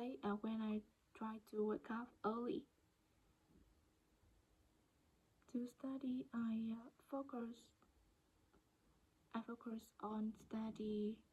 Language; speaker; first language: English; non-native, learner; Vietnamese